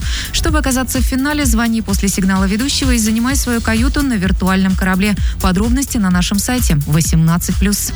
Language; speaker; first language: Russian; native; Russian